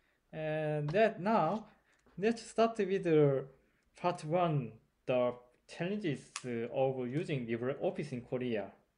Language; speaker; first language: English; non-native, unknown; Korean